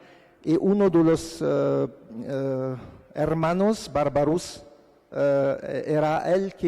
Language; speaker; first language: Spanish; non-native, fluent; Arabic